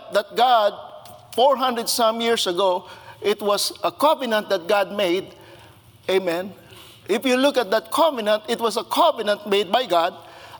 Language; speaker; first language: English; non-native, local second language; Filipino